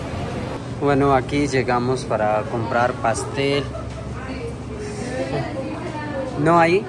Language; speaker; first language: Spanish; non-native, learner; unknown